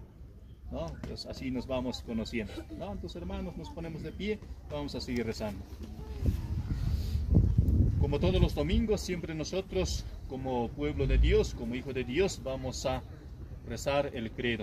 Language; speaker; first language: Spanish; native; Spanish